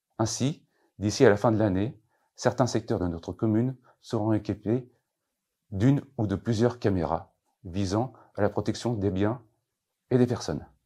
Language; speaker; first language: French; native; French